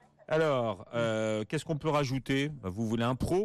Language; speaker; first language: French; native; French